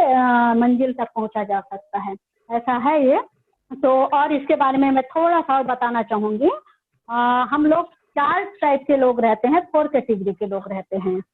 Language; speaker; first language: Hindi; native; Hindi